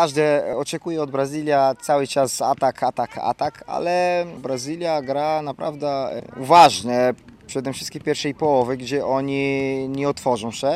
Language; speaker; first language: Polish; non-native, fluent; Portuguese